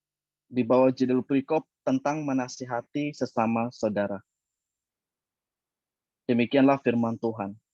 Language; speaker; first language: Indonesian; native; Indonesian